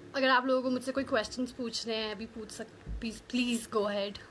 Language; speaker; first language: Hindi; native; Hindi